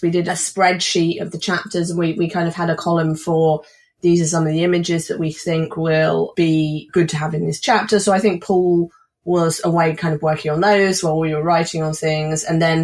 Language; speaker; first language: English; native; English